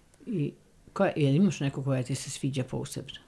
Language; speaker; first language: Serbian; native; Serbian